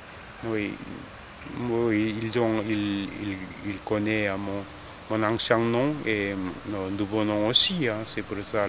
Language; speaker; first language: French; non-native, fluent; Korean